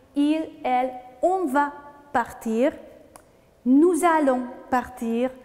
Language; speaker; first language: French; non-native, fluent; Hungarian